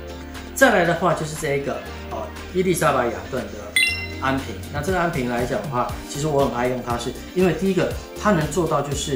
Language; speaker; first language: Chinese; native; Chinese